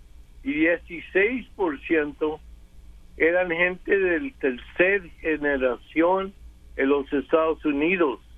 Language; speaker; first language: Spanish; early bilingual, other home language; English